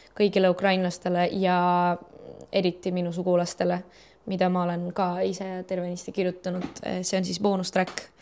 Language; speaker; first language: Estonian; non-native, local second language; Russian